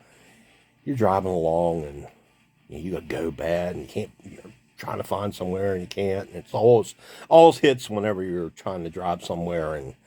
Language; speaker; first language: English; native; English